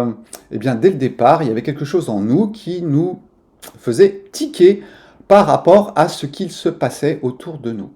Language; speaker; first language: French; native; French